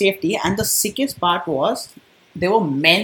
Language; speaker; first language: English; non-native, local second language; Kannada